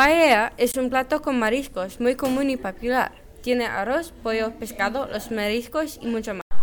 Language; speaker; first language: Spanish; non-native, learner; English